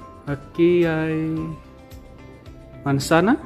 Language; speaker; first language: Spanish; non-native, learner; Indonesian